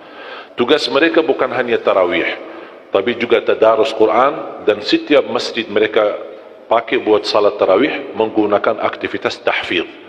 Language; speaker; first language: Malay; non-native, fluent; Arabic